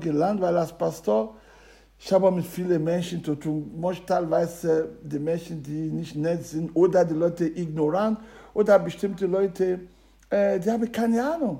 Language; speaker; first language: German; non-native, learner; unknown